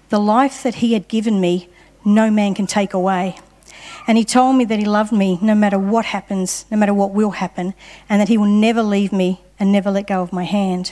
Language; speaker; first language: English; native; English